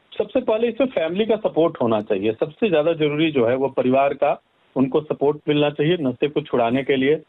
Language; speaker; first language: Hindi; native; Hindi